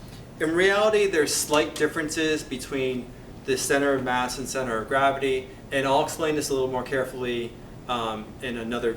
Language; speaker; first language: English; native; English